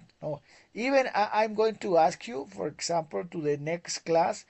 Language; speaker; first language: English; non-native, learner; Spanish